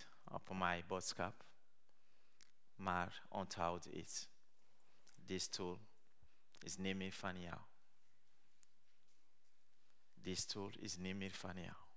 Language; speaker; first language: Dutch; non-native, learner; Rundi